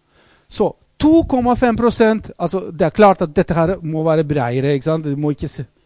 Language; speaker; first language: Norwegian; non-native, fluent; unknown